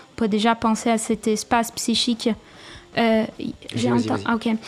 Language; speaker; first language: French; non-native, fluent; Portuguese